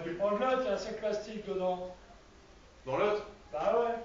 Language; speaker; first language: French; native; French